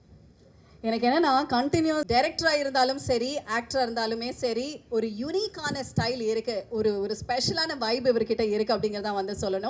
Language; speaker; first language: Tamil; native; Tamil